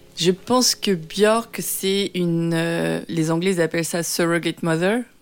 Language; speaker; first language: French; early bilingual, other home language; Vietnamese